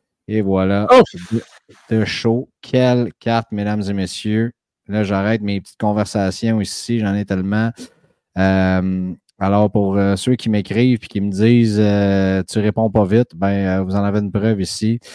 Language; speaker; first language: French; native; French